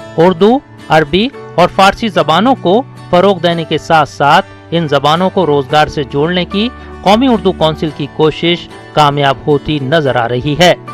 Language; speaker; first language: Urdu; native; Urdu